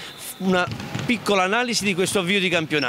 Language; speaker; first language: Italian; native; Italian